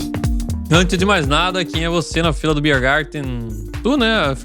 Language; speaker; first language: Portuguese; native; Portuguese